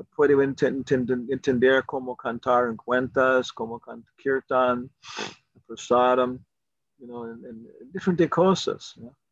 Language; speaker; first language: Spanish; non-native, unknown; English